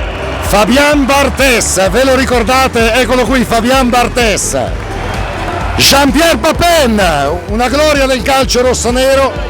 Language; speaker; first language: Italian; native; Italian